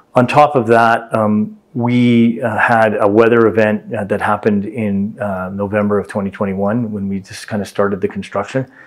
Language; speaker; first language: English; native; English